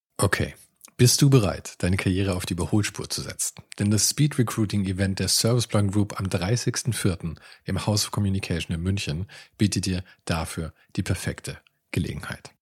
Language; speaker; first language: German; native; German